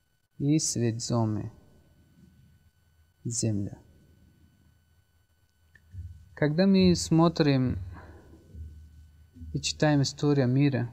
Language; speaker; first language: Russian; non-native, learner; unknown